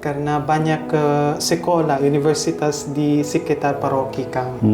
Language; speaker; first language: Indonesian; non-native, fluent; Hiligaynon